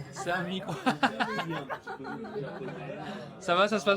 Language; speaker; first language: French; native; French